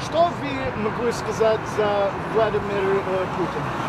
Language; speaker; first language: Russian; non-native, learner; English